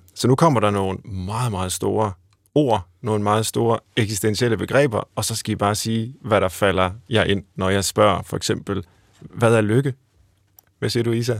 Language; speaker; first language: Danish; native; Danish